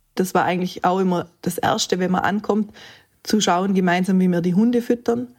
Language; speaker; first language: German; native; German